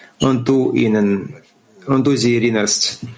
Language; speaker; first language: German; non-native, fluent; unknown